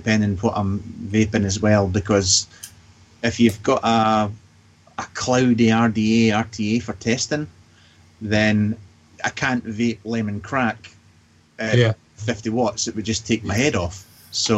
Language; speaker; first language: English; native; English